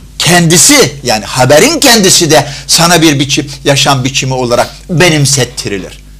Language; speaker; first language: Turkish; non-native, fluent; Arabic